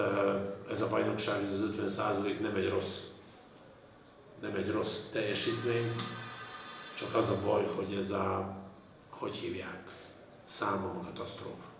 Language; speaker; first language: Hungarian; non-native, fluent; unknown